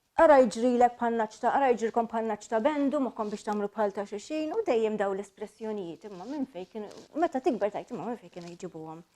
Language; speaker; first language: Maltese; native; Maltese